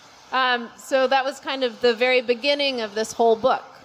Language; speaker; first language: English; native; English